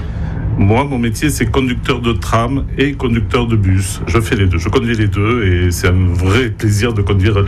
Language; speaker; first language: French; native; French